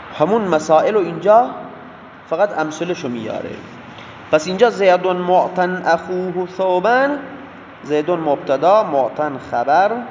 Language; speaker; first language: Persian; non-native, local second language; Baluchi